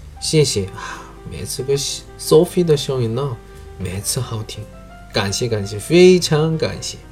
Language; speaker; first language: Chinese; non-native, fluent; Korean